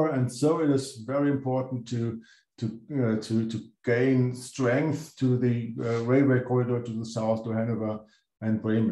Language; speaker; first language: English; non-native, fluent; German